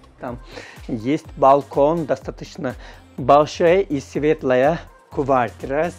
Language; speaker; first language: Russian; non-native, learner; Turkish